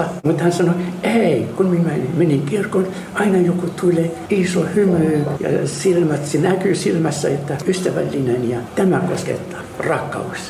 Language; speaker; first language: Finnish; non-native, learner; Arabic